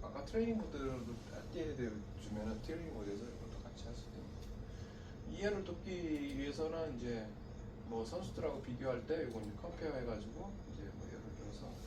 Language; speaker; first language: Korean; native; Korean